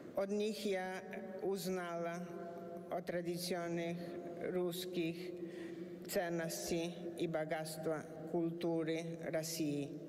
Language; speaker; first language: Russian; non-native, learner; Spanish